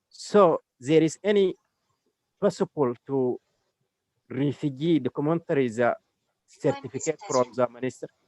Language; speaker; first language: English; non-native, learner; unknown